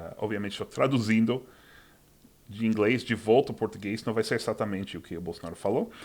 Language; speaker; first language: Portuguese; non-native, fluent; English